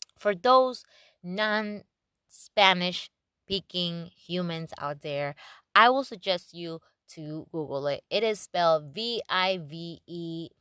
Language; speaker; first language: English; non-native, fluent; Spanish